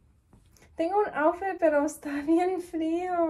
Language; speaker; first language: Spanish; early bilingual, heritage; Spanish